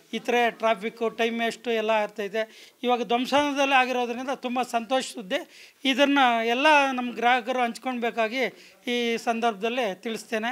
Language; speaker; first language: Kannada; native; Kannada